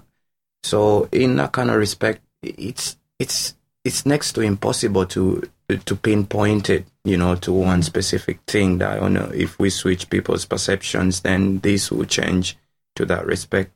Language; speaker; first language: English; non-native, local second language; Ganda